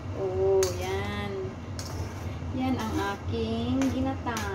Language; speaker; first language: Filipino; non-native, local second language; Iloko